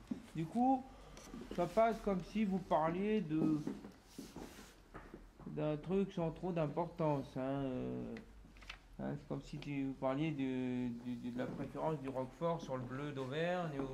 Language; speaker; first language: French; native; French